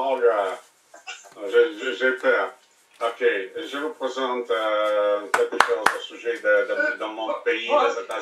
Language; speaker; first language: French; non-native, learner; English